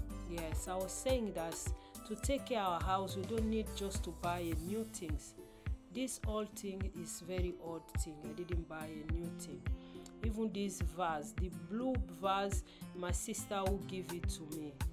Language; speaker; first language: English; non-native, learner; Lingala